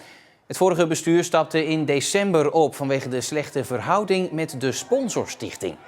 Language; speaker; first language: Dutch; native; Dutch